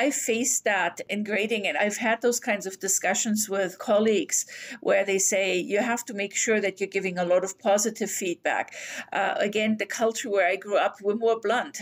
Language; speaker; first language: English; non-native, fluent; German